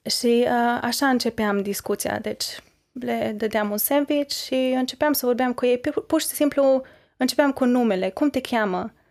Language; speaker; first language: Romanian; early bilingual, heritage; Romanian